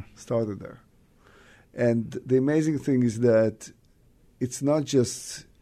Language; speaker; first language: English; non-native, fluent; Russian